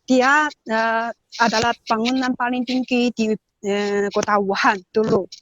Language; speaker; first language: Indonesian; non-native, learner; Chinese